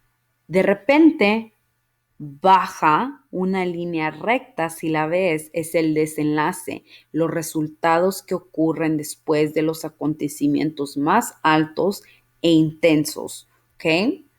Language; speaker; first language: Spanish; early bilingual, heritage; Spanish